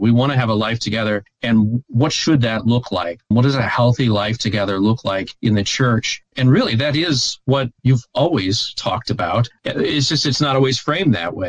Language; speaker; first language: English; native; English